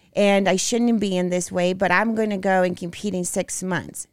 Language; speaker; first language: English; non-native, fluent; Portuguese